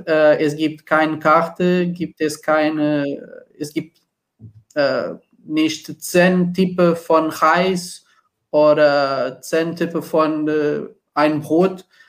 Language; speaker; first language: German; non-native, learner; Portuguese